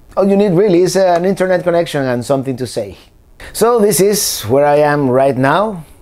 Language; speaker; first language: English; non-native, fluent; Spanish